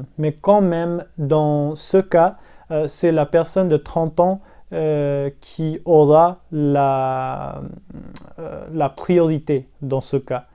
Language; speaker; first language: French; non-native, learner; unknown